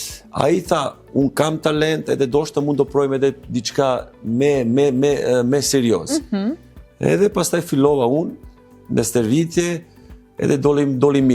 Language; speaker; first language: Albanian; non-native, learner; Serbian